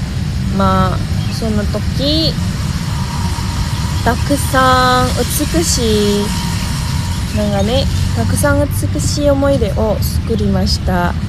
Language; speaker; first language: Japanese; non-native, learner; Indonesian